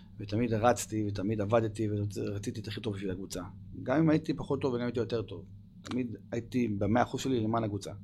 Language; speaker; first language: Hebrew; early bilingual, other home language; English